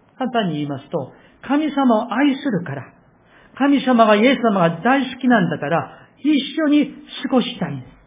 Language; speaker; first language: Japanese; non-native, fluent; Korean